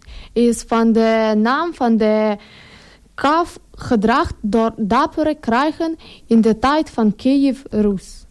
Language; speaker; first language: Dutch; non-native, learner; Ukrainian